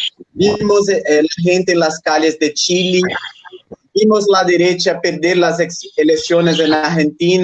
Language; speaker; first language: Spanish; non-native, fluent; Portuguese